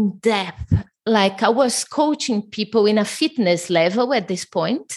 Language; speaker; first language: English; non-native, fluent; Portuguese